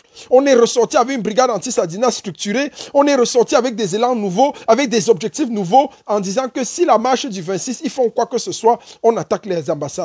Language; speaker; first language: French; native; French